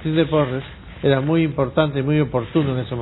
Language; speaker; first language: Spanish; native; Spanish